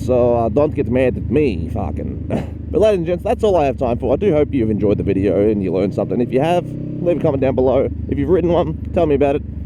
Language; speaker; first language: English; native; English